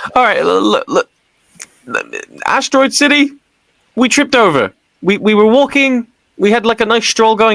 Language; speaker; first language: English; native; English